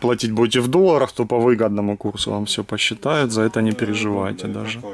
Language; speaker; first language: Russian; native; Russian